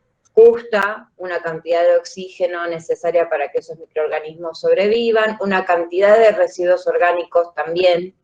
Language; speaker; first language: Spanish; native; Spanish